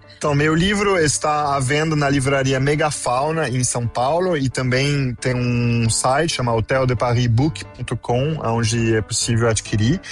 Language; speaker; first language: Portuguese; non-native, fluent; French